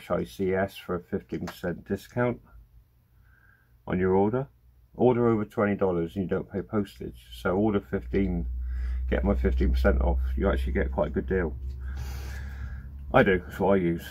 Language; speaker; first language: English; native; English